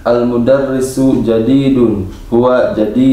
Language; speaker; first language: Arabic; non-native, learner; Indonesian